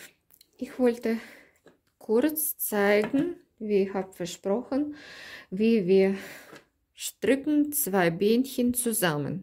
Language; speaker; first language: German; non-native, learner; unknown